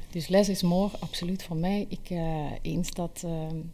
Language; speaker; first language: Dutch; native; Dutch